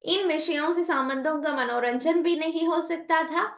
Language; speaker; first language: Hindi; non-native, local second language; Malayalam